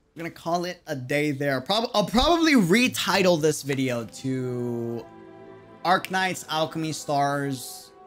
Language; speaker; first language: English; native; English